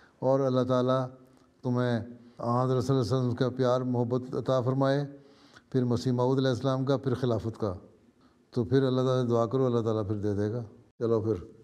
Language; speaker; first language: Urdu; native; Urdu